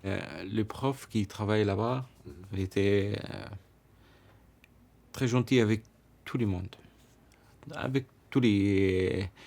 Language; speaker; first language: French; non-native, learner; Arabic